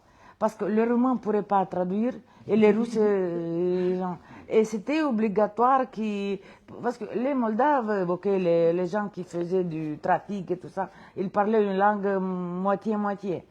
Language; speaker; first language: French; non-native, fluent; Romanian